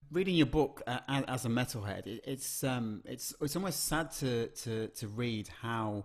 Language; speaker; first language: English; native; English